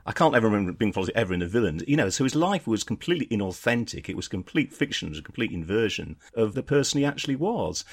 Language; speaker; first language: English; native; English